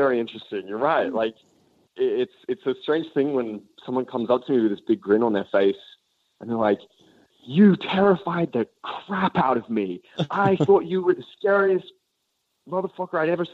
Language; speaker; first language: English; native; English